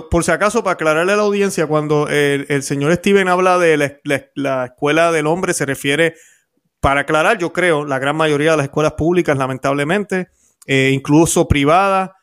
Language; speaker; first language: Spanish; native; Spanish